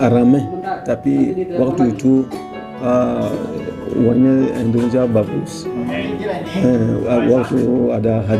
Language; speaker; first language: Indonesian; non-native, learner; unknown